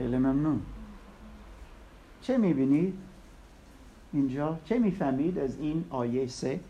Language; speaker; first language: Persian; non-native, learner; English